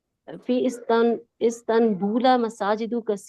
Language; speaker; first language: Arabic; non-native, learner; Urdu